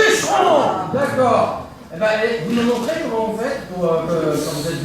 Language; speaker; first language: French; native; French